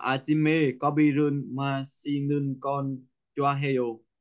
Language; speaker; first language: Korean; non-native, learner; Vietnamese